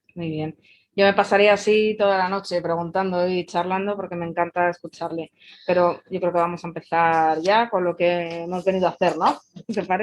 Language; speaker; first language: Spanish; native; Spanish